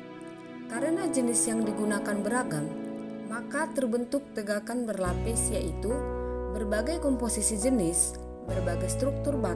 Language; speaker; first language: Indonesian; native; Indonesian